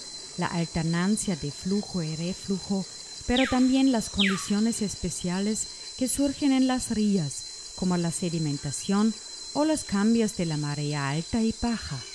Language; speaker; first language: Spanish; non-native, fluent; German